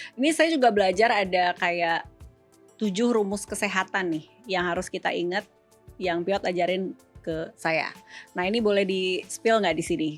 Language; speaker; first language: Indonesian; native; Indonesian